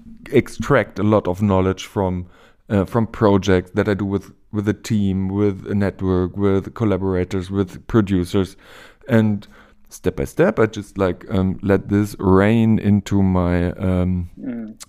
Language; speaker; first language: English; non-native, fluent; German